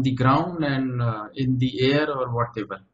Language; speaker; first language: English; non-native, local second language; Hindi